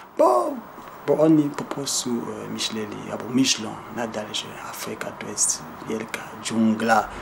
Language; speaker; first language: Polish; non-native, fluent; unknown